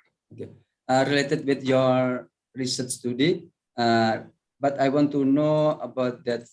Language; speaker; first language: English; non-native, learner; Indonesian